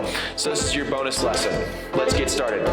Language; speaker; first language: English; native; English